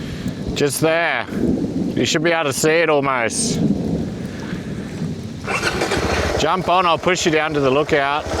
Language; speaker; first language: English; native; English